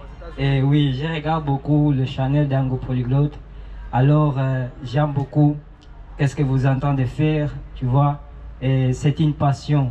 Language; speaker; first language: French; non-native, learner; Portuguese